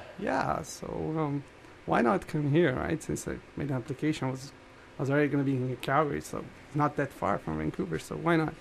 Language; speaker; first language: English; non-native, fluent; Portuguese